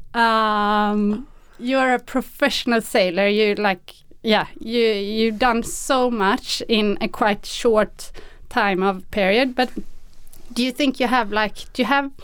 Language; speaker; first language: English; non-native, fluent; Swedish